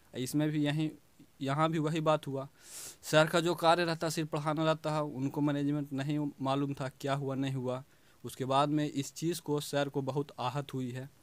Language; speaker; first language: Hindi; native; Hindi